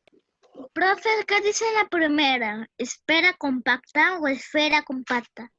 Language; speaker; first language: Spanish; native; Spanish